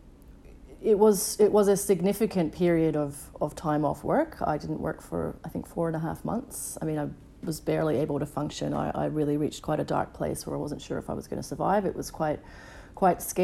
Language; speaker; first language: English; native; English